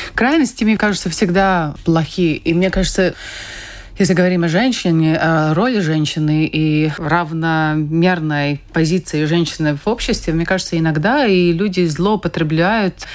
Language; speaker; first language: Russian; non-native, fluent; Latvian